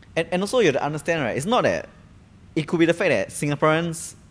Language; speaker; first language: English; native; English